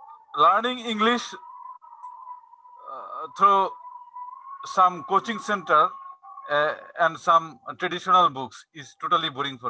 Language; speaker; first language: English; non-native, learner; Bangla